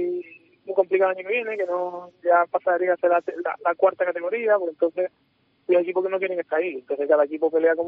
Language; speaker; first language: Spanish; native; Spanish